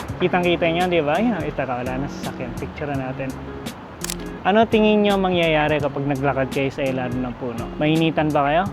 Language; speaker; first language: Filipino; native; Filipino